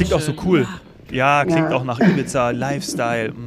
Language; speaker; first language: German; native; German